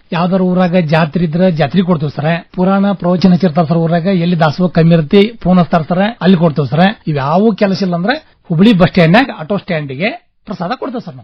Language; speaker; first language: Kannada; native; Kannada